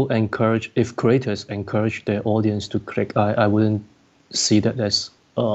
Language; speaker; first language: English; non-native, local second language; Cantonese